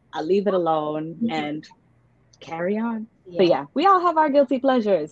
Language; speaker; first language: English; native; English